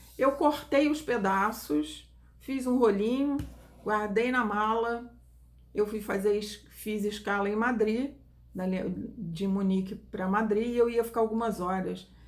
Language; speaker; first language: Portuguese; native; Portuguese